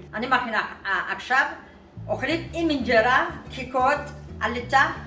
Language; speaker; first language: Hebrew; non-native, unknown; Amharic